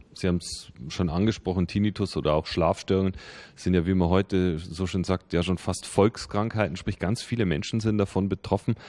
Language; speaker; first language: German; native; German